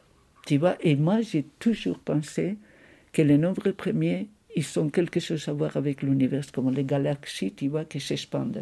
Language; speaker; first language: French; non-native, fluent; Spanish